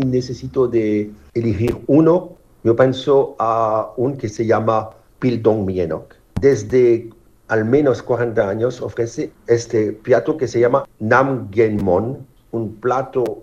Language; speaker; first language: Spanish; non-native, fluent; French